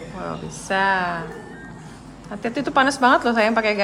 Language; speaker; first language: Indonesian; native; Indonesian